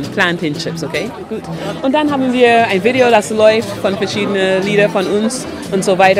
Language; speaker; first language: German; non-native, fluent; English